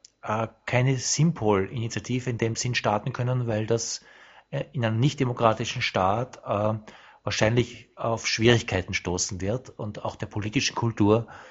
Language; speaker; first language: German; native; German